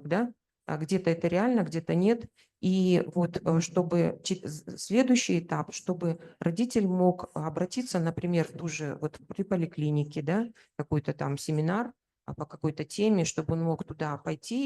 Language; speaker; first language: Russian; native; Russian